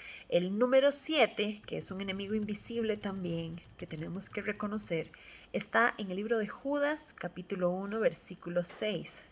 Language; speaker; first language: Spanish; native; Spanish